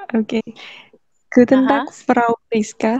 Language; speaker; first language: German; non-native, learner; Indonesian